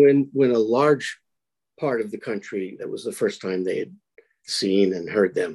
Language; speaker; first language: English; native; English